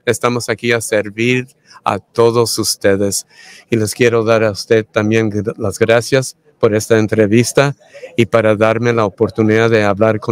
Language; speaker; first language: Spanish; early bilingual, heritage; Spanish